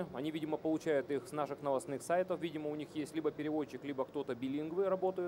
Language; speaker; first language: Russian; native; Russian